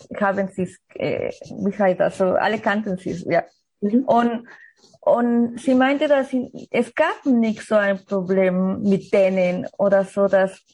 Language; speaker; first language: German; non-native, learner; Spanish